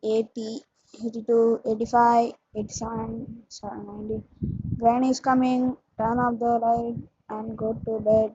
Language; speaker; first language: English; non-native, local second language; Tamil